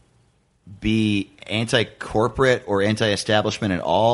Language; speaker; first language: English; native; English